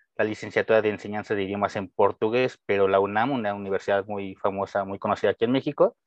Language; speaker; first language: Spanish; native; Spanish